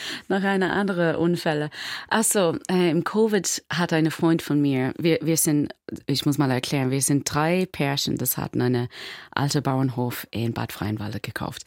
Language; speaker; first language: German; non-native, fluent; English